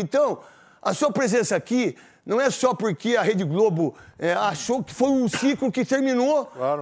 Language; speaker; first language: Portuguese; native; Portuguese